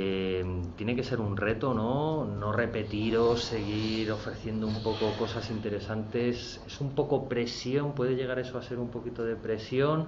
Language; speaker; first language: Spanish; native; Spanish